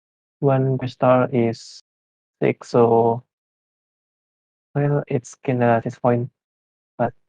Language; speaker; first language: English; non-native, learner; Indonesian